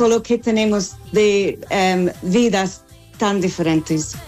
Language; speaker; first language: Spanish; non-native, learner; English